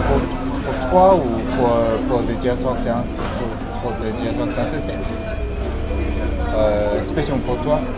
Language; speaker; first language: French; non-native, learner; Korean